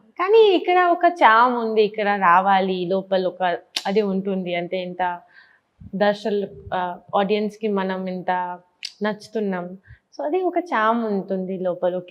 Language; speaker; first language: Telugu; non-native, learner; Bangla